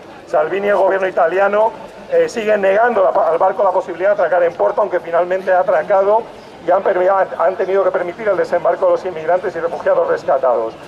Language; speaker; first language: Spanish; native; Spanish